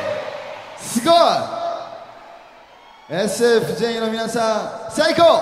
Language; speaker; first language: Japanese; non-native, learner; Korean